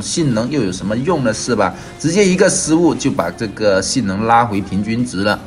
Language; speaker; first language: Chinese; native; Chinese